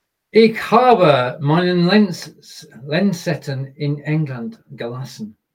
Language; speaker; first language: German; non-native, learner; English